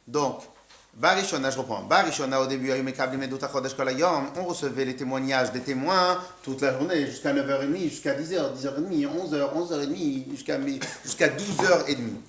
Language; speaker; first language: French; native; French